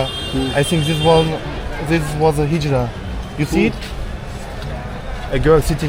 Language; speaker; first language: English; non-native, learner; Turkish